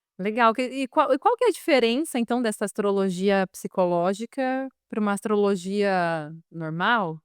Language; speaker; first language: Portuguese; native; Portuguese